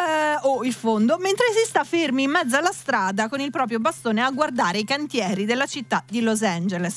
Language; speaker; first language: Italian; native; Italian